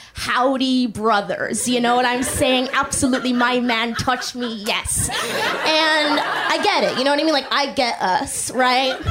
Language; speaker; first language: English; native; English